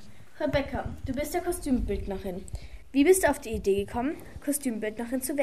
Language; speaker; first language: German; native; German